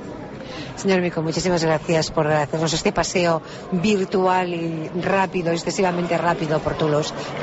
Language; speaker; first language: Spanish; non-native, local second language; Catalan